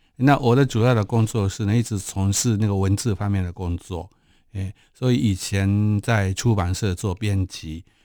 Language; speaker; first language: Chinese; non-native, fluent; Japanese